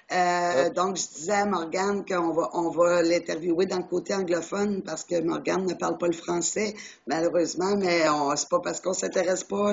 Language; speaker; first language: French; native; French